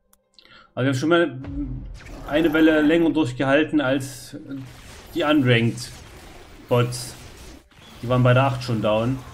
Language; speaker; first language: German; native; German